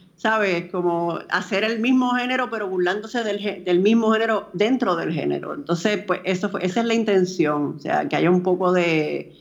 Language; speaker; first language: Spanish; native; Spanish